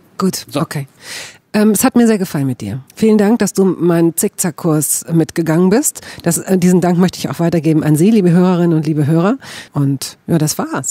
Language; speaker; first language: German; native; German